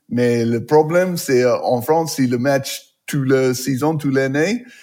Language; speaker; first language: French; non-native, learner; English